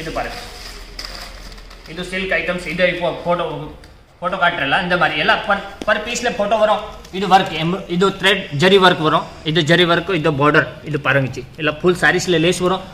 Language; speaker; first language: Tamil; non-native, learner; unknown